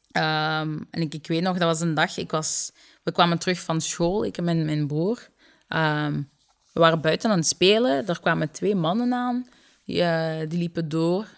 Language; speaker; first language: Dutch; early bilingual, other home language; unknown